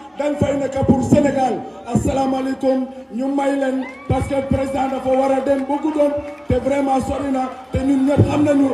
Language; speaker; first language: Wolof; non-native, local second language; Jola-Fonyi